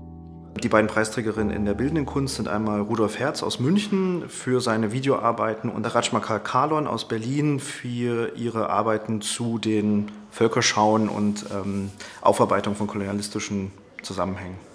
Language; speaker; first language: German; native; German